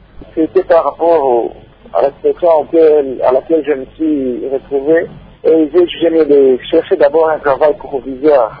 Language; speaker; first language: French; non-native, local second language; Swahili